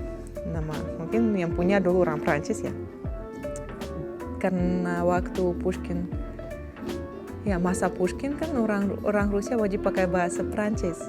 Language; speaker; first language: Indonesian; non-native, fluent; Russian